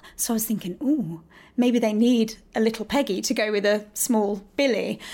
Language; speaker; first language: English; native; English